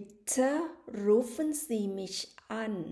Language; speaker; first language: German; non-native, fluent; Thai